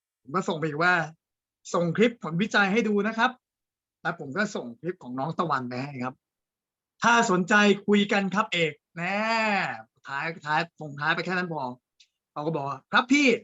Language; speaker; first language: Thai; native; Thai